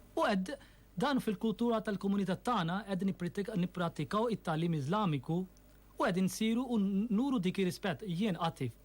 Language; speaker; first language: Maltese; non-native, fluent; Urdu